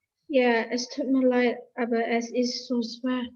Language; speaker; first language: German; non-native, learner; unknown